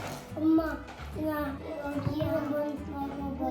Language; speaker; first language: Korean; early bilingual, heritage; Korean